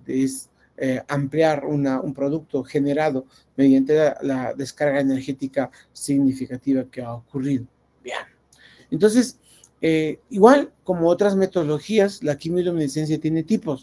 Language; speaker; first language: Spanish; native; Spanish